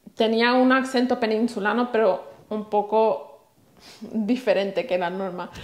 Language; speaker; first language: Spanish; non-native, local second language; Swiss German